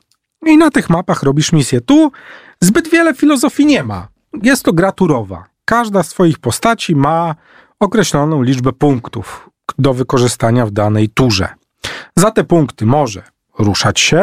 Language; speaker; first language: Polish; native; Polish